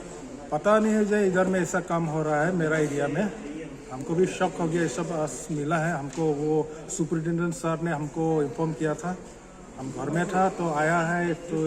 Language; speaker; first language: Hindi; non-native, local second language; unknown